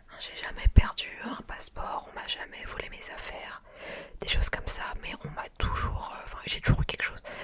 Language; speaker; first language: French; early bilingual, other home language; Vietnamese